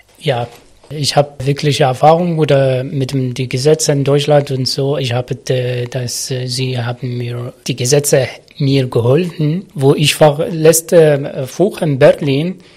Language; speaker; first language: German; non-native, learner; Arabic